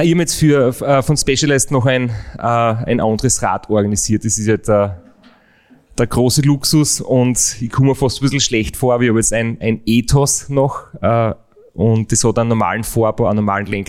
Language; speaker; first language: German; native; German